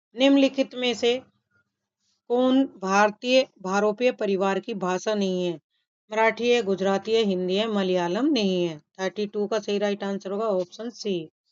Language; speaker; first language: Hindi; native; Hindi